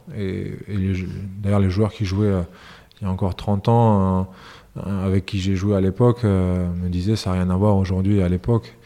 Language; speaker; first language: French; early bilingual, other home language; Serbian